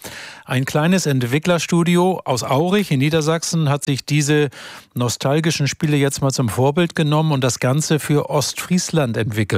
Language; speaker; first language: German; native; German